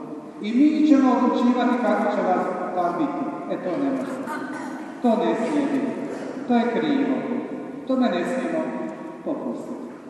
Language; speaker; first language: Serbian; native; Serbian